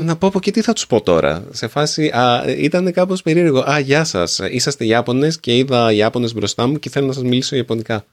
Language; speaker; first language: Greek; native; Greek